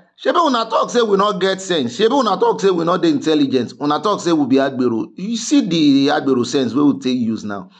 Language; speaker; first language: Nigerian Pidgin; non-native, local second language; Yoruba